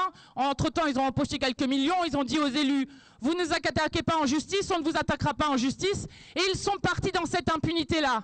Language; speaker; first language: French; native; French